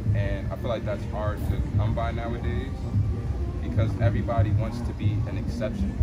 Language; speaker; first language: English; native; English